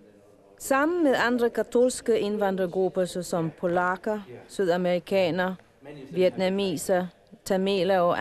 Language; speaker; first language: Danish; non-native, fluent; Filipino